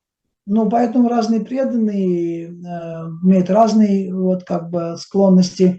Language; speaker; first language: Russian; native; Russian